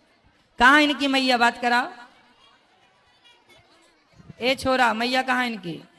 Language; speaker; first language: Hindi; native; Hindi